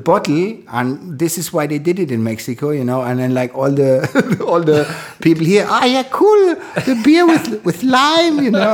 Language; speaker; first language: English; non-native, fluent; German